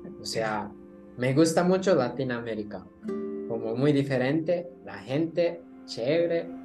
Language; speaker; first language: Spanish; non-native, learner; Japanese